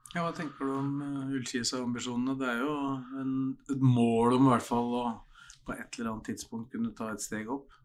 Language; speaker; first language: Norwegian; native; Norwegian